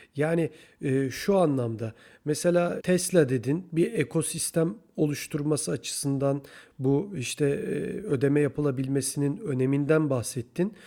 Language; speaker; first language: Turkish; native; Turkish